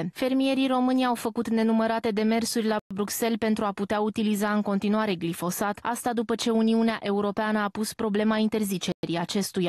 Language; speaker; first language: Romanian; native; Romanian